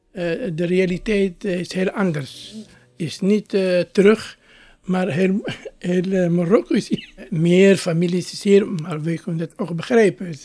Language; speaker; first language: Dutch; non-native, fluent; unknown